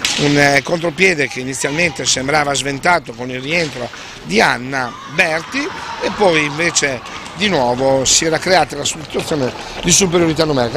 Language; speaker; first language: Italian; native; Italian